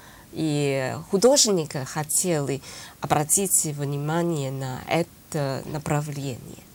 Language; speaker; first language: Russian; non-native, learner; Chinese